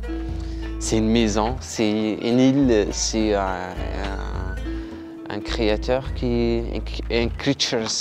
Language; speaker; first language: French; non-native, local second language; Arabic